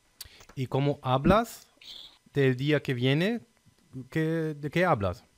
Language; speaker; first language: Spanish; non-native, fluent; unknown